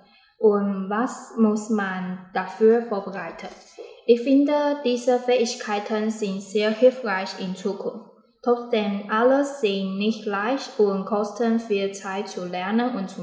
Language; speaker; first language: German; non-native, learner; Chinese